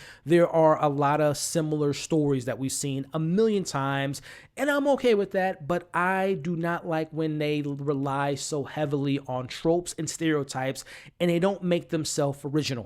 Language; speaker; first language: English; native; English